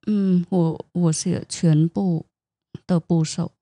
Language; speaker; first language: Chinese; non-native, learner; Vietnamese